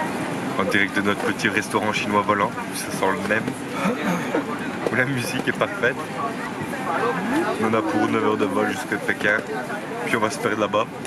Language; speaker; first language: French; native; French